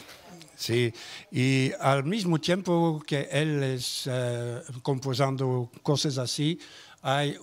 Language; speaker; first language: Spanish; non-native, learner; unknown